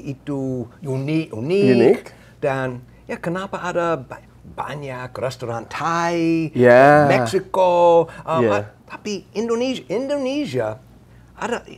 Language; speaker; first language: Indonesian; non-native, learner; English